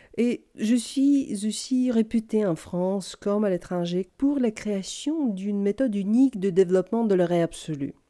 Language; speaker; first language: French; non-native, fluent; Russian